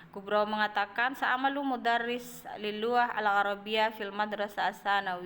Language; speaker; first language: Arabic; non-native, fluent; Indonesian